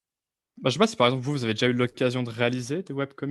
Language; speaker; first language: French; native; French